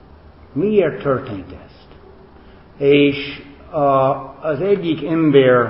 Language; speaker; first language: Hungarian; non-native, fluent; English